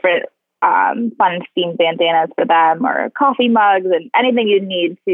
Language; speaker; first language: English; native; English